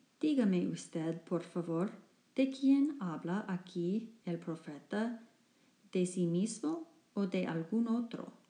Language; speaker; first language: Spanish; non-native, learner; English